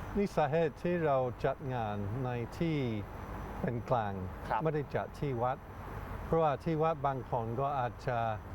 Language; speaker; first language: Thai; non-native, fluent; English